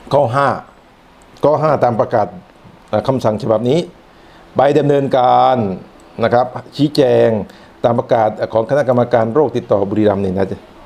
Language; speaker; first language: Thai; non-native, local second language; Northern Khmer